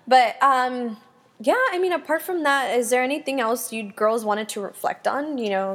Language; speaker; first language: English; early bilingual, other home language; Spanish